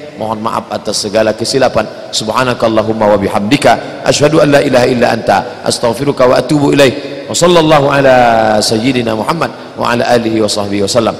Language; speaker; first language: Malay; native; Malay